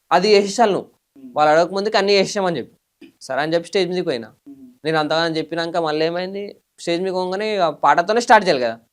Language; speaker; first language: Telugu; native; Telugu